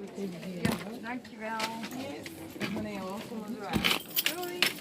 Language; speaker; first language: Dutch; native; Dutch